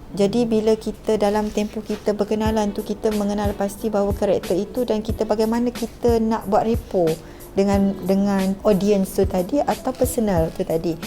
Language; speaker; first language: Malay; native; Malay